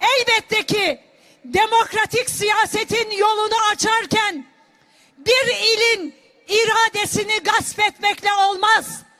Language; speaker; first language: Turkish; non-native, local second language; Kurdish